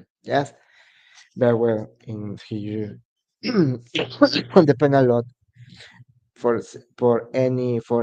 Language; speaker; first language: English; non-native, learner; Spanish